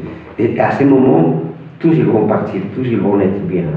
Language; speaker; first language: French; non-native, fluent; Spanish